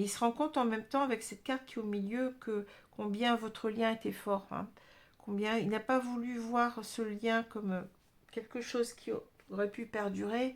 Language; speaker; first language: French; native; French